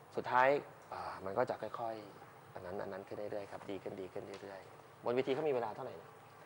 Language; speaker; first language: Thai; native; Thai